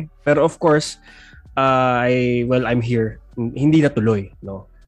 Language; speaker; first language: English; non-native, local second language; Filipino